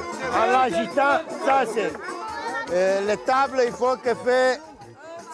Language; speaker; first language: French; non-native, learner; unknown